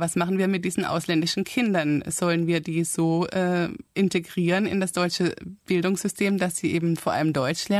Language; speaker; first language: German; native; German